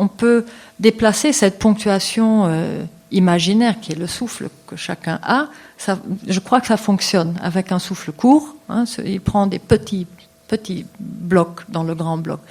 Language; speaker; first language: French; non-native, local second language; Luxembourgish